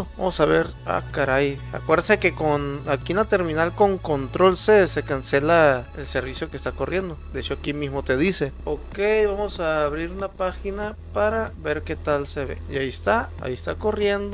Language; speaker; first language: Spanish; native; Spanish